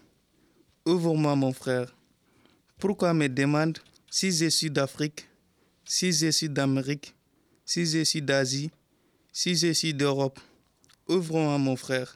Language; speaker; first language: French; non-native, learner; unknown